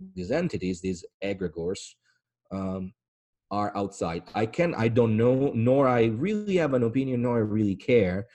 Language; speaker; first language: English; non-native, fluent; Italian